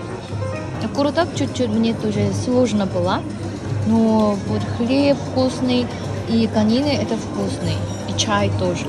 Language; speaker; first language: Russian; non-native, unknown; Korean